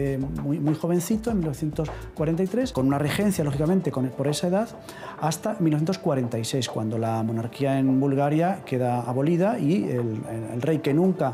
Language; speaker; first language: Spanish; native; Spanish